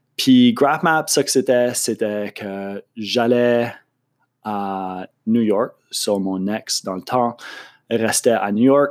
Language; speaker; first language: French; native; French